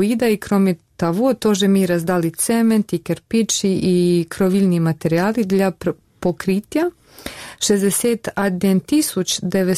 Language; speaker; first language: Russian; non-native, learner; Bosnian